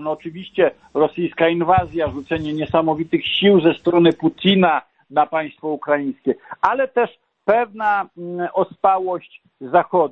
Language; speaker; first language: Polish; native; Polish